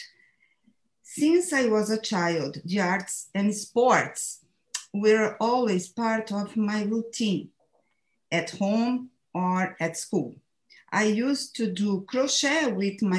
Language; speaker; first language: English; non-native, fluent; Portuguese